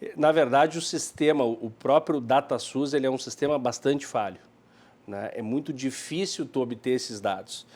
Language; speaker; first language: Portuguese; native; Portuguese